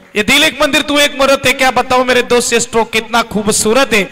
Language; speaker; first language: Hindi; non-native, local second language; Marathi